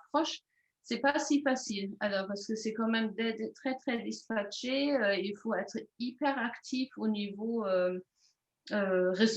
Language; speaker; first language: French; non-native, fluent; German